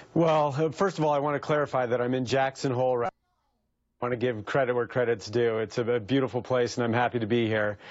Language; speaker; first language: English; native; English